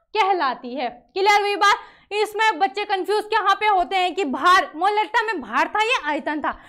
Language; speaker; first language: Hindi; native; Hindi